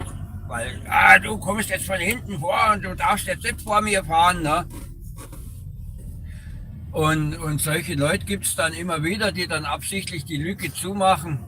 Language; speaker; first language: German; native; German